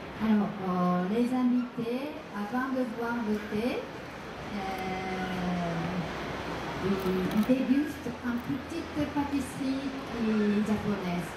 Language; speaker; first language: French; non-native, fluent; Japanese